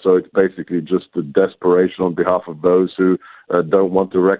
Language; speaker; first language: English; native; English